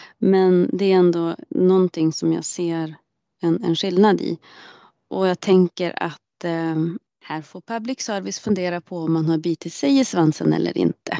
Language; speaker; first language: Swedish; native; Swedish